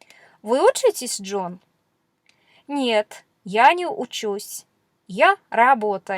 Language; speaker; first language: Russian; non-native, fluent; English